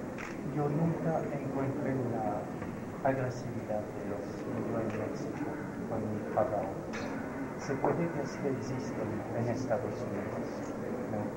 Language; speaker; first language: Spanish; non-native, learner; French